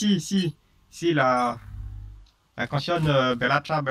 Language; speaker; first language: Spanish; non-native, learner; French